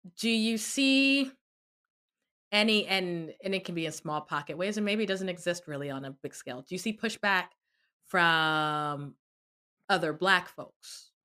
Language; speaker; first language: English; early bilingual, other home language; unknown